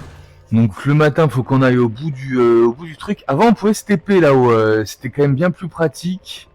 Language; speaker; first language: French; native; French